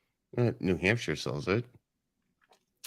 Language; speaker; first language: English; native; English